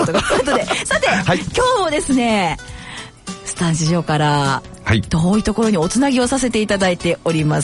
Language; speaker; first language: Japanese; native; Japanese